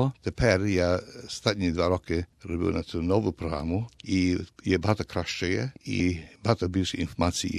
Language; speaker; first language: Ukrainian; early bilingual, heritage; Ukrainian